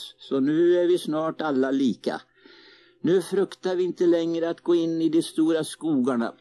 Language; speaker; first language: Swedish; native; Swedish